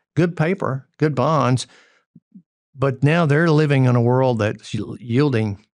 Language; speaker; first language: English; native; English